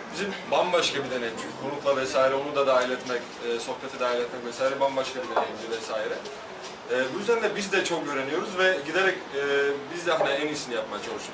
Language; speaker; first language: Turkish; non-native, fluent; Slovak